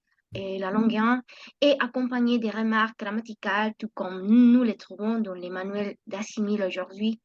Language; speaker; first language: French; non-native, learner; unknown